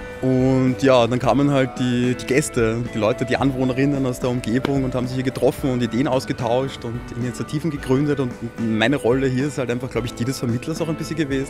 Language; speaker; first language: German; native; German